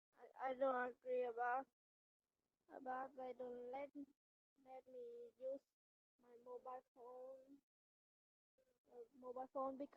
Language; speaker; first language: English; non-native, learner; Vietnamese